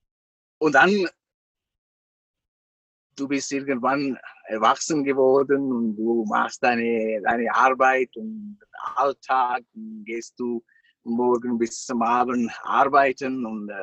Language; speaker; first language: German; non-native, fluent; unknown